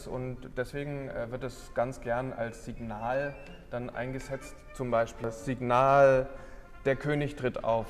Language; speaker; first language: German; native; German